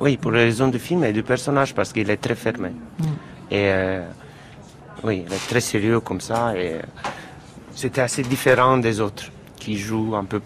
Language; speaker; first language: French; non-native, fluent; Romanian